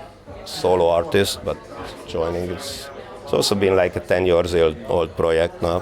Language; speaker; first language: English; non-native, fluent; Hungarian